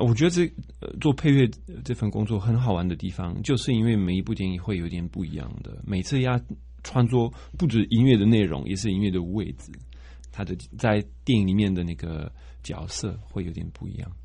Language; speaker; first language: Chinese; non-native, fluent; French